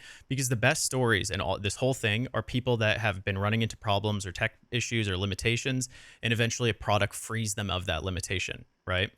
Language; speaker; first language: English; native; English